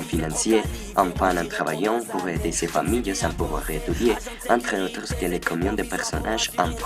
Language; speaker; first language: French; non-native, learner; Spanish